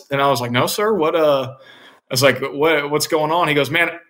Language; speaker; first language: English; native; English